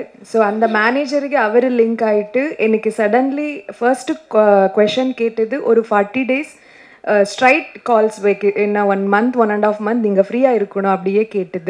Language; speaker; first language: Tamil; non-native, learner; Kannada